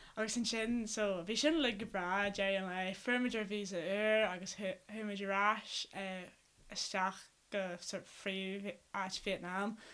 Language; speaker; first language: Irish; non-native, local second language; English